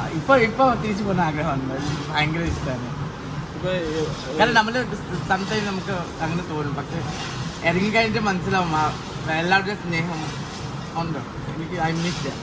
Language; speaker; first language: Malayalam; non-native, fluent; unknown